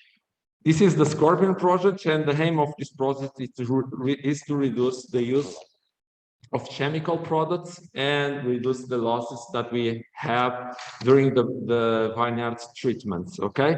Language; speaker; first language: English; non-native, learner; Portuguese